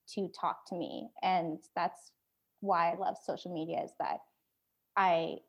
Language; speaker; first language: English; native; English